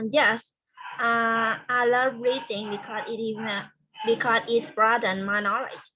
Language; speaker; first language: English; non-native, learner; Vietnamese